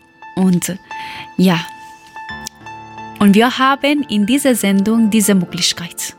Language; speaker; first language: German; non-native, learner; Persian